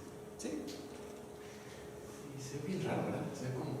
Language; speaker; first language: Spanish; native; Spanish